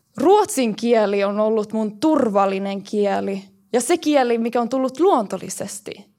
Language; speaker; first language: Finnish; early bilingual, heritage; Swedish